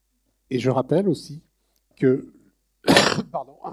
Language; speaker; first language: French; native; French